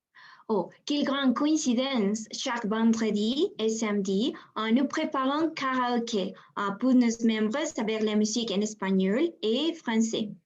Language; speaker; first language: French; non-native, learner; Spanish